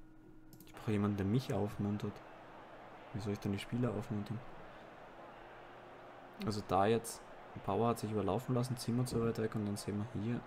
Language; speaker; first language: German; native; German